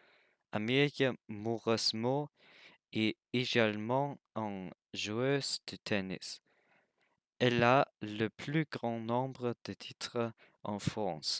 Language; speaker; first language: French; non-native, learner; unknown